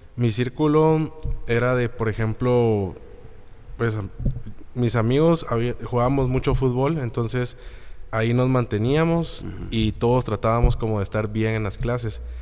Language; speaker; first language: Spanish; native; Spanish